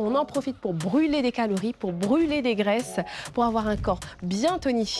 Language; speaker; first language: French; native; French